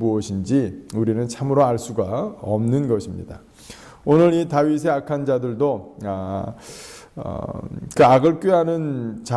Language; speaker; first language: Korean; native; Korean